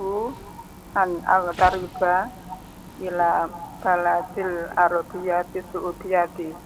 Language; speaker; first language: Arabic; non-native, learner; Indonesian